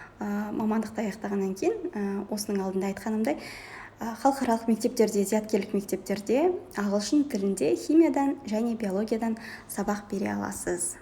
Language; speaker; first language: Kazakh; native; Kazakh